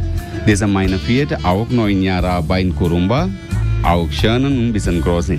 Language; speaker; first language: German; non-native, learner; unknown